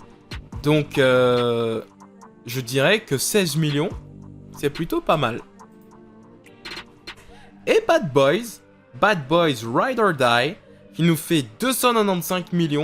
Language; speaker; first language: French; native; French